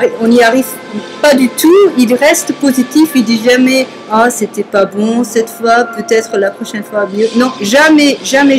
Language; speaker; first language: French; non-native, fluent; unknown